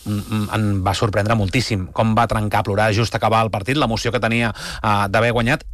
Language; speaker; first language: Catalan; native; Catalan